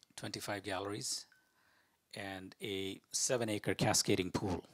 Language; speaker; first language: English; non-native, local second language; Malayalam